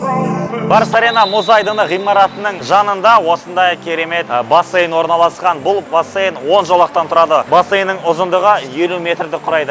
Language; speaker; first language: Kazakh; native; Kazakh